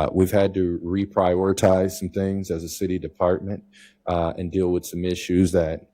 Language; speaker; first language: English; native; English